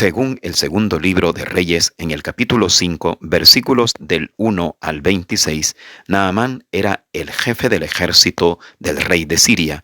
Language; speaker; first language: Spanish; native; Spanish